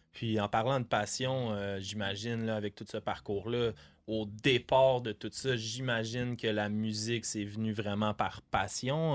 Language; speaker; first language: French; native; French